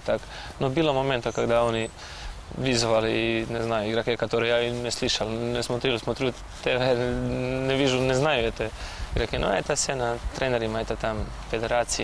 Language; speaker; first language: Russian; non-native, learner; Serbian